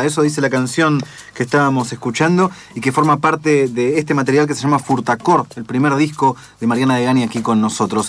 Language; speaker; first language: Spanish; native; Spanish